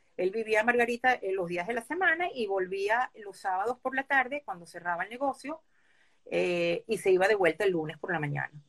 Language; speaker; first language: Spanish; early bilingual, other home language; Hebrew